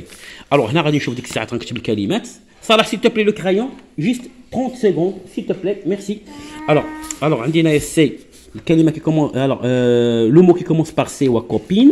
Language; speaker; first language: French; non-native, local second language; Arabic